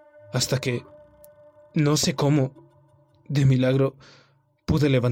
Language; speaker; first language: Spanish; native; Spanish